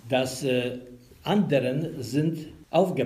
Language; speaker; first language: German; non-native, learner; Polish